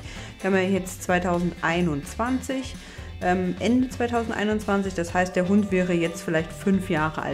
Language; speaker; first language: German; native; German